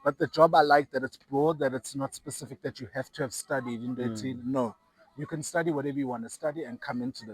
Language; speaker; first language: English; non-native, local second language; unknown